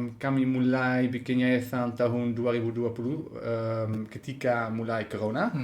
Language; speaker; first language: Indonesian; non-native, learner; Dutch